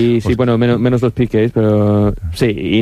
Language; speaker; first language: Spanish; non-native, fluent; English